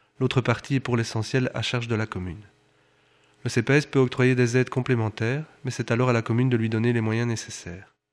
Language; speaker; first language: French; native; French